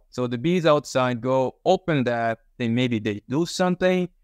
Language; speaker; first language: English; early bilingual, other home language; Portuguese